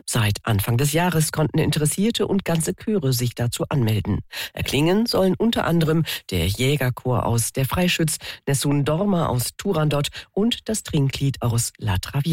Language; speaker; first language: German; native; German